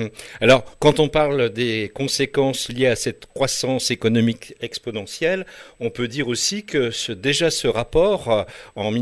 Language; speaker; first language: French; native; French